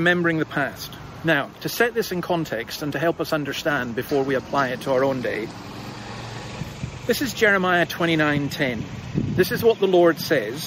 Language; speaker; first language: English; native; English